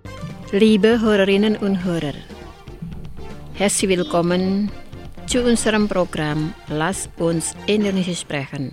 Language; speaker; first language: German; non-native, fluent; Indonesian